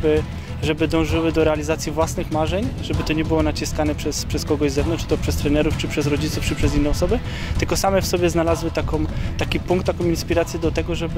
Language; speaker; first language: Polish; native; Polish